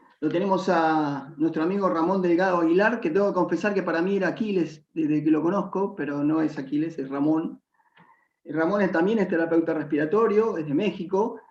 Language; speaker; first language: Spanish; native; Spanish